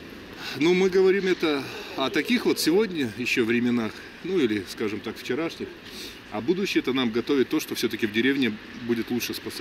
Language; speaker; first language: Russian; native; Russian